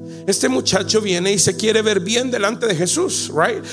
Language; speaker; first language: Spanish; native; Spanish